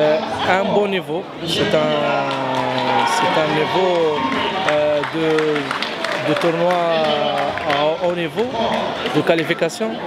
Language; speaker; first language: French; non-native, learner; Arabic